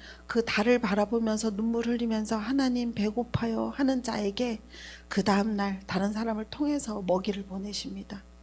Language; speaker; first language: Korean; native; Korean